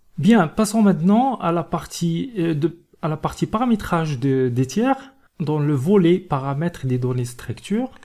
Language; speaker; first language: French; non-native, local second language; Arabic